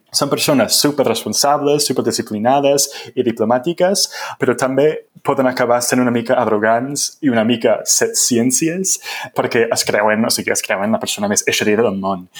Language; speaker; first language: Catalan; non-native, fluent; English